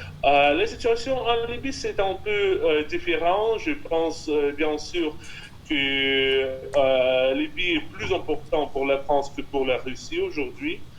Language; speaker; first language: French; non-native, fluent; Russian